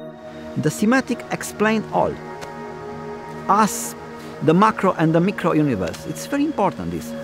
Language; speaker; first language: English; non-native, fluent; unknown